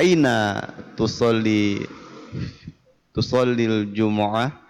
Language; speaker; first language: Arabic; non-native, learner; Indonesian